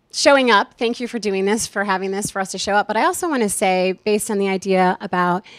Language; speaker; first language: English; native; English